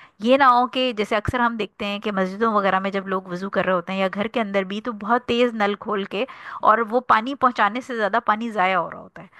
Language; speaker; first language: Urdu; native; Urdu